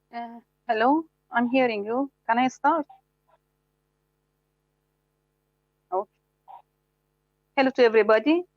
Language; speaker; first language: English; non-native, fluent; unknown